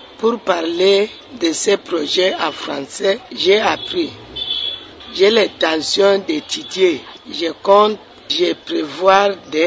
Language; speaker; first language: French; non-native, learner; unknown